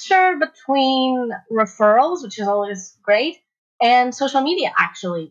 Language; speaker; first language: English; non-native, fluent; Portuguese